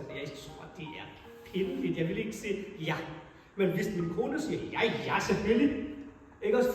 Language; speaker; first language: Danish; non-native, fluent; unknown